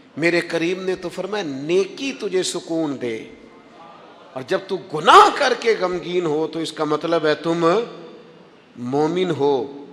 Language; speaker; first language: Urdu; non-native, local second language; Punjabi